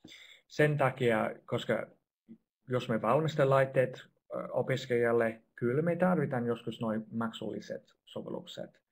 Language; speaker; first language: Finnish; non-native, fluent; English